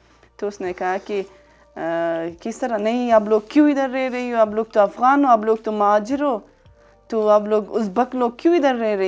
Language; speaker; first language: Hindi; non-native, local second language; Uzbek